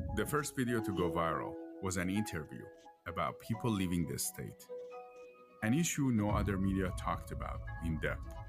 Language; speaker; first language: English; non-native, fluent; Persian